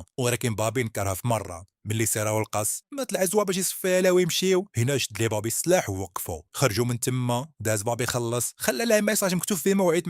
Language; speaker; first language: Arabic; native; Arabic